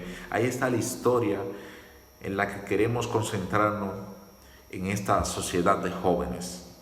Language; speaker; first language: Spanish; native; Spanish